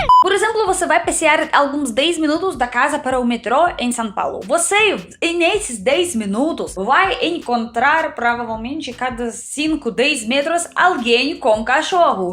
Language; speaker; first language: Portuguese; non-native, fluent; Russian